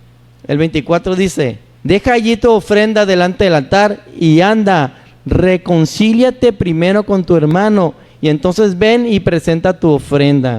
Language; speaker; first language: Spanish; native; Spanish